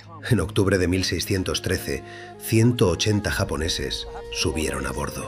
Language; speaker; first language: Spanish; native; Spanish